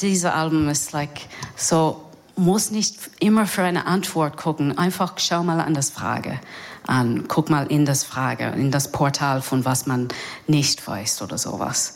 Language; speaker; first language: German; non-native, learner; English